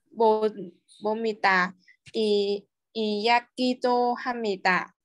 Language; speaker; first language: Korean; non-native, learner; Vietnamese